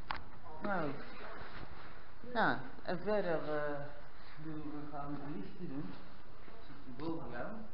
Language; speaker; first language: Dutch; non-native, local second language; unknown